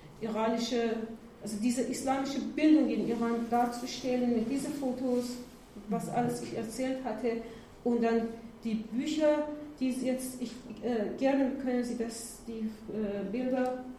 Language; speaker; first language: German; non-native, learner; Persian